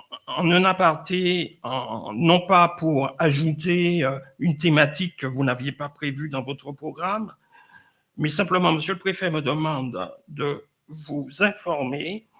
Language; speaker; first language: French; native; French